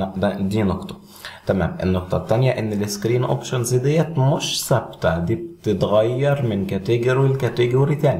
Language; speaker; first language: Arabic; native; Arabic